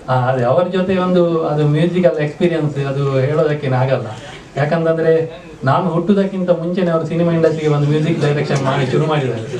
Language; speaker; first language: Kannada; non-native, local second language; Tulu